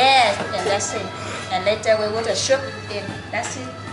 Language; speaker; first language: English; non-native, learner; Vietnamese